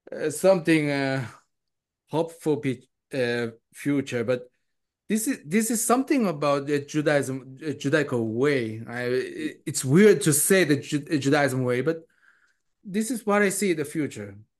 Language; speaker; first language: English; non-native, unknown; Korean